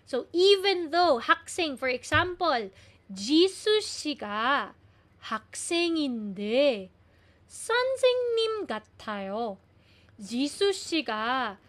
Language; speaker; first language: Korean; non-native, fluent; Filipino